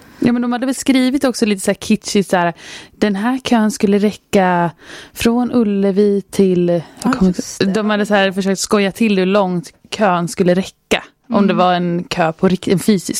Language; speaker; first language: Swedish; native; Swedish